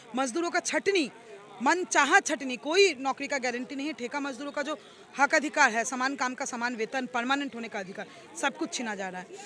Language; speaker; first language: Hindi; non-native, local second language; Bangla